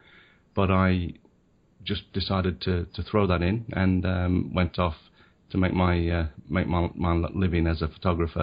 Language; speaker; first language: English; native; English